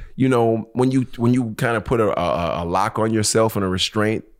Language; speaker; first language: English; native; English